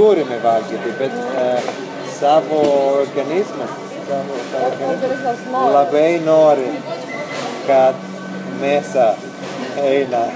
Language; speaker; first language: Lithuanian; non-native, learner; Italian